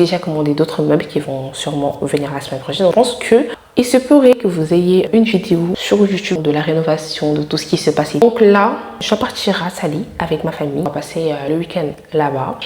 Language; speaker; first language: French; non-native, local second language; Wolof